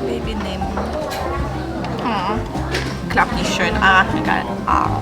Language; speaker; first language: German; non-native, fluent; Russian